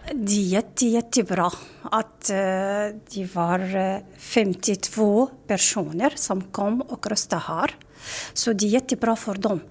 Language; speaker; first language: Swedish; non-native, learner; Arabic